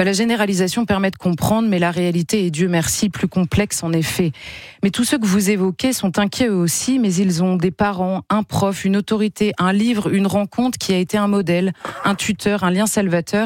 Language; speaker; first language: French; native; French